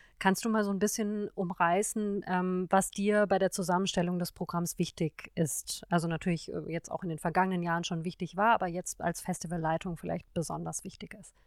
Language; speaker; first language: German; native; German